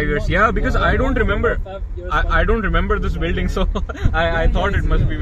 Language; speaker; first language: English; non-native, local second language; Hindi